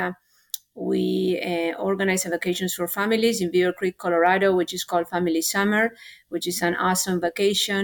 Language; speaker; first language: English; non-native, fluent; Spanish